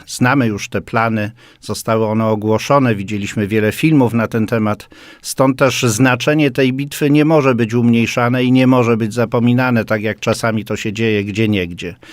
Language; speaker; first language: Polish; native; Polish